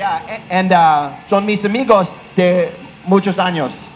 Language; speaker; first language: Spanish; non-native, learner; English